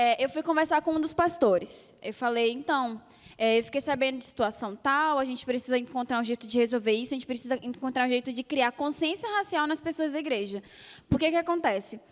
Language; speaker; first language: Portuguese; native; Portuguese